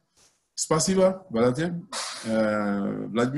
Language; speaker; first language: Russian; non-native, learner; French